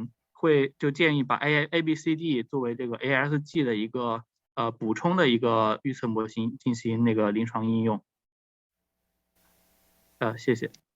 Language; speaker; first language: Chinese; native; Chinese